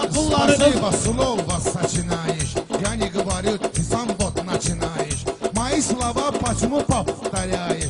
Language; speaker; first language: Russian; non-native, learner; Azerbaijani